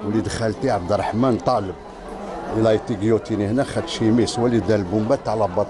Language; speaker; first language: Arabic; native; Arabic